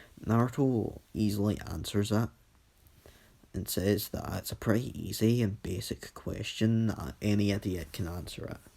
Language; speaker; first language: English; native; English